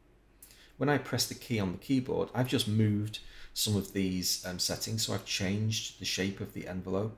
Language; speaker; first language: English; native; English